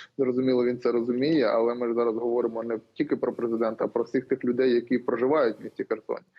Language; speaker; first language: Ukrainian; native; Ukrainian